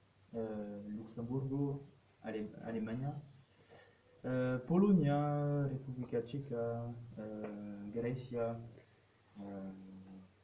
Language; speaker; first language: Spanish; non-native, fluent; French